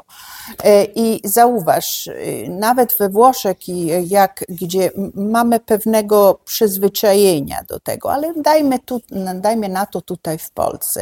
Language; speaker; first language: Polish; non-native, fluent; Italian